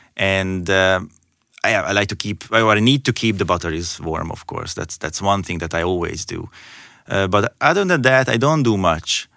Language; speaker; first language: English; non-native, fluent; Hungarian